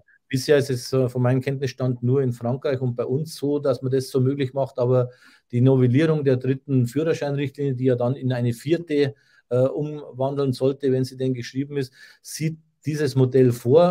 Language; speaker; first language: German; native; German